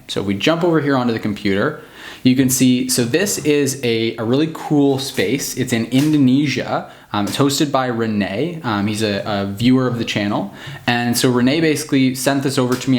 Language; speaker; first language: English; native; English